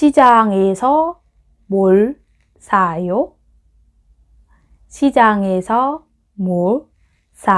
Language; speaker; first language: Korean; non-native, fluent; Lao